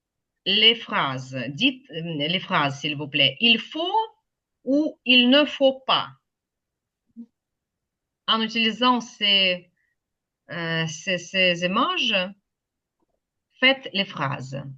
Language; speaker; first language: French; non-native, fluent; Ukrainian